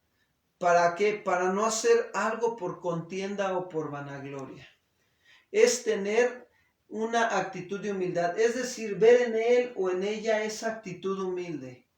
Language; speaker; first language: Spanish; native; Spanish